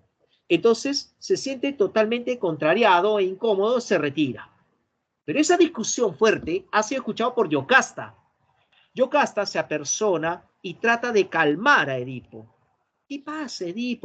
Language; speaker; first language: Spanish; native; Spanish